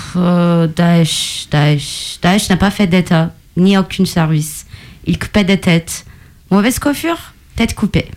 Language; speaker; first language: French; non-native, fluent; Turkish